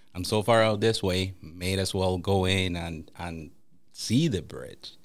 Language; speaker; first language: English; non-native, fluent; Spanish